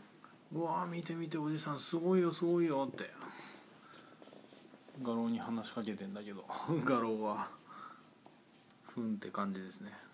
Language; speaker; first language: Japanese; native; Japanese